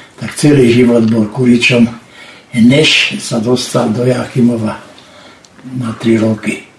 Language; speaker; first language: Slovak; non-native, local second language; Hungarian